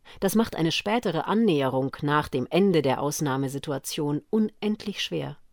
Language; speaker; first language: German; native; German